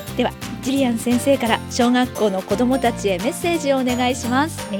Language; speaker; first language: Japanese; native; Japanese